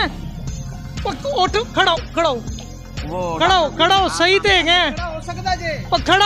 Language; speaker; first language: Urdu; non-native, local second language; Punjabi